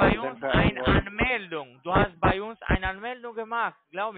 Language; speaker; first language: German; non-native, learner; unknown